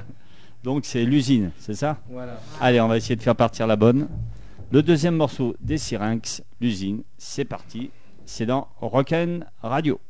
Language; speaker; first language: French; native; French